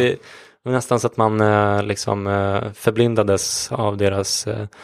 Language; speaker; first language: Swedish; native; Swedish